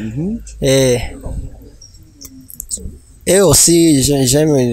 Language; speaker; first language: French; non-native, learner; Rundi